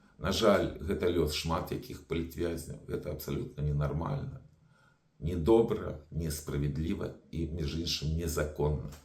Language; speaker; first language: Belarusian; non-native, local second language; Russian